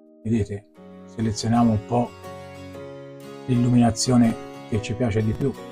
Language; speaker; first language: Italian; native; Italian